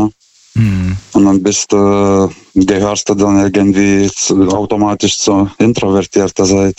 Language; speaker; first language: German; non-native, fluent; Lithuanian